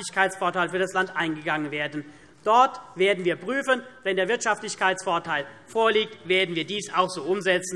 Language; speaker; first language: German; native; German